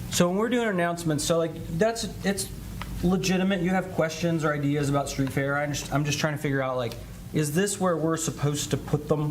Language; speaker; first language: English; native; English